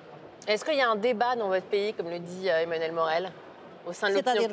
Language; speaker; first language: French; native; French